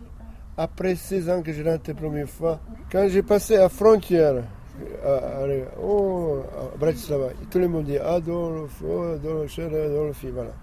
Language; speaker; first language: French; non-native, learner; Slovak